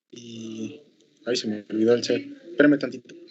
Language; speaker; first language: Spanish; native; Spanish